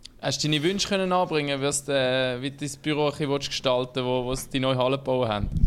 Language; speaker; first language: German; native; German